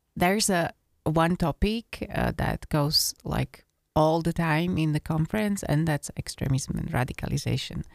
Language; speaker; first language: English; non-native, fluent; Slovak